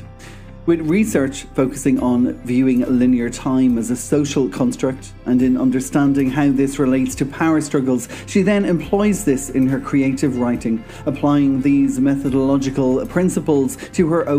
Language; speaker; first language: English; native; English